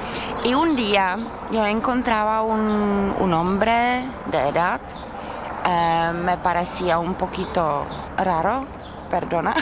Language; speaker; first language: Spanish; non-native, fluent; Czech